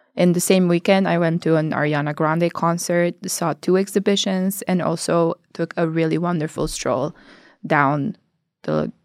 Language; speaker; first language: English; non-native, fluent; Albanian